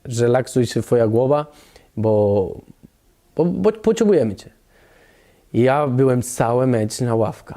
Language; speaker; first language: Polish; non-native, learner; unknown